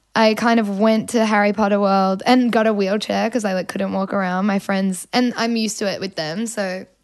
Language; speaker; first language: English; native; English